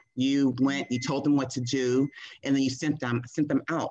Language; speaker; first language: English; native; English